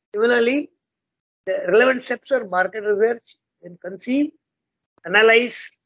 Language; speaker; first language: English; non-native, local second language; Tamil